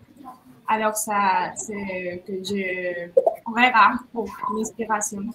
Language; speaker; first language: French; non-native, learner; Spanish